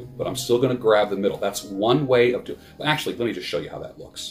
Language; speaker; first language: English; native; English